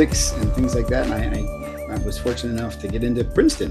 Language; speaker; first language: English; native; English